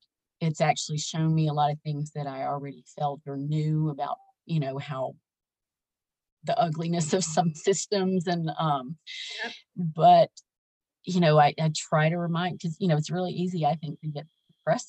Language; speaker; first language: English; native; English